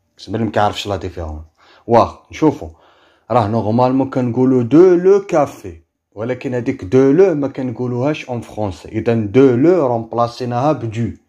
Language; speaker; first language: French; non-native, local second language; Arabic